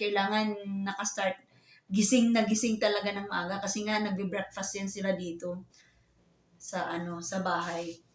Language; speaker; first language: Filipino; native; Filipino